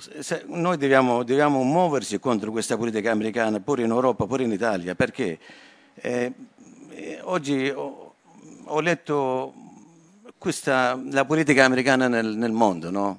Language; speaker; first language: Italian; non-native, fluent; Arabic